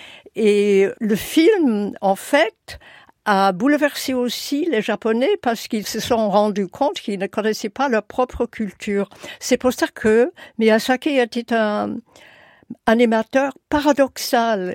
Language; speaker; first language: French; non-native, fluent; English